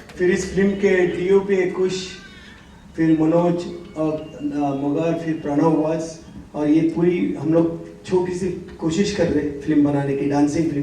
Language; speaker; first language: Hindi; native; Hindi